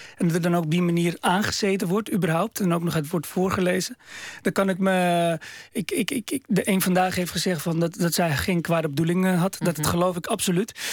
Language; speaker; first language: Dutch; early bilingual, other home language; Arabic